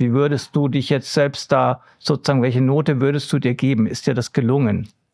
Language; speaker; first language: German; native; German